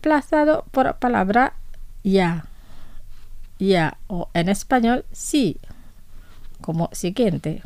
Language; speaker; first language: Spanish; non-native, fluent; Indonesian